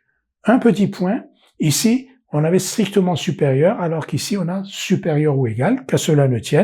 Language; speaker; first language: French; native; French